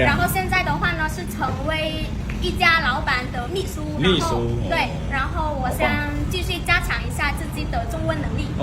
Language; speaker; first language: Chinese; non-native, fluent; Khmer